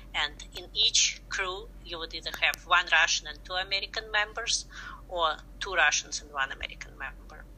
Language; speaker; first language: English; non-native, fluent; Russian